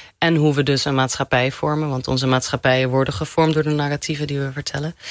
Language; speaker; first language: Dutch; non-native, fluent; Arabic